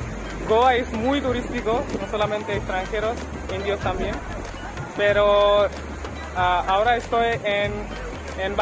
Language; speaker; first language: Spanish; non-native, learner; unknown